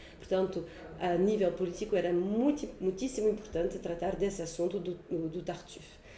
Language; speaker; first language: Portuguese; non-native, fluent; French